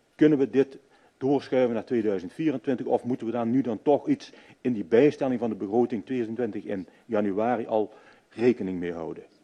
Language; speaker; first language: Dutch; native; Dutch